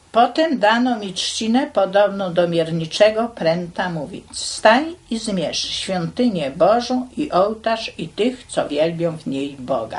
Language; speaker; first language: Polish; native; Polish